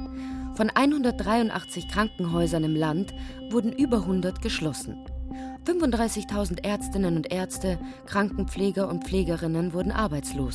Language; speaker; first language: German; native; German